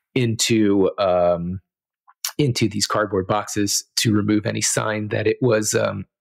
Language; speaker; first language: English; native; English